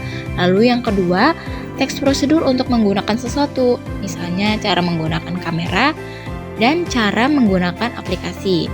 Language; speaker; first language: Indonesian; native; Indonesian